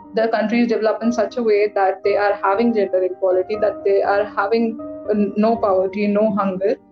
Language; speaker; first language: English; non-native, local second language; Hindi